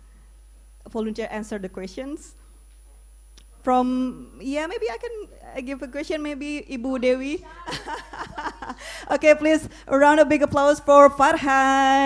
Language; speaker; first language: English; non-native, fluent; Indonesian